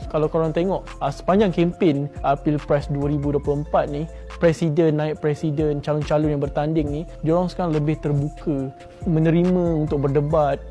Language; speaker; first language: Malay; native; Malay